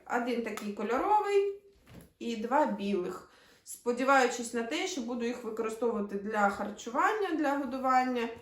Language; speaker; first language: Ukrainian; native; Ukrainian